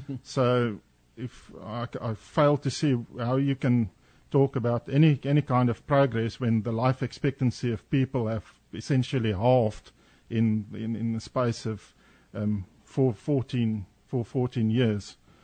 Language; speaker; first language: English; non-native, local second language; Afrikaans